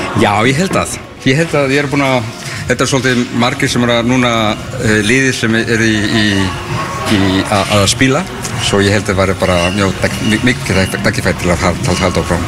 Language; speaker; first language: Icelandic; non-native, learner; Spanish